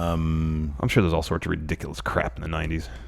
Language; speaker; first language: English; native; English